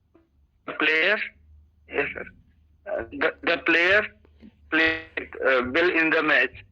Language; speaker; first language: English; non-native, learner; Hindi